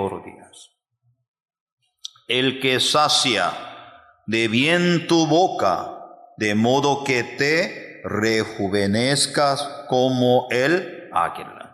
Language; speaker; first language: Spanish; non-native, fluent; Korean